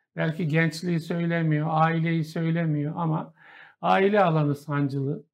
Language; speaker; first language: Turkish; native; Turkish